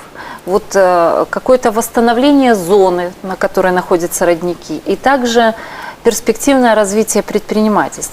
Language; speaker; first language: Russian; native; Russian